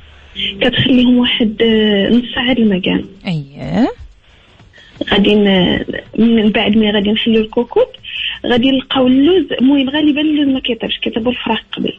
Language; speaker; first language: Arabic; native; Arabic